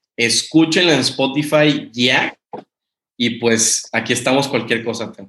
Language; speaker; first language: Spanish; native; Spanish